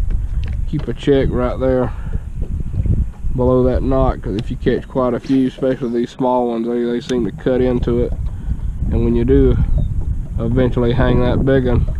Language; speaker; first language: English; native; English